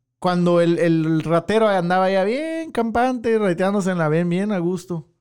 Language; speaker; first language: Spanish; early bilingual, heritage; Spanish